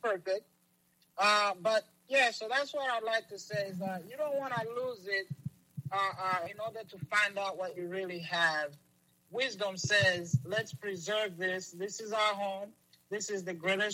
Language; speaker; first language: English; non-native, local second language; Kinyarwanda